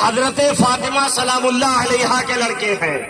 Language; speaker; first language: Urdu; native; Urdu